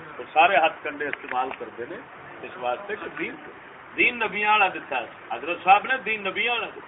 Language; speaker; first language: Urdu; non-native, local second language; Punjabi